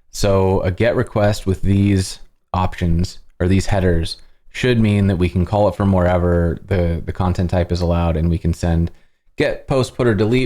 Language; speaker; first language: English; native; English